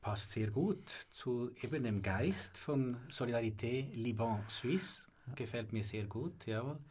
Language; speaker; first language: German; native; German